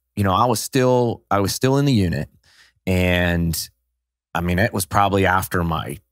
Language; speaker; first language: English; native; English